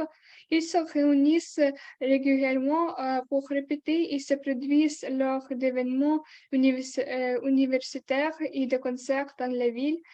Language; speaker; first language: French; non-native, learner; Ukrainian